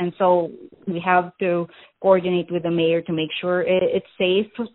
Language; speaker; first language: English; non-native, local second language; Filipino